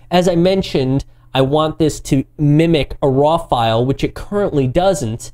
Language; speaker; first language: English; native; English